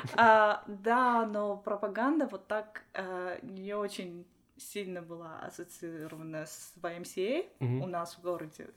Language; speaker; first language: Russian; non-native, local second language; Armenian